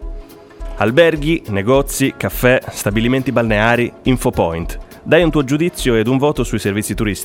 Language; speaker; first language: Italian; native; Italian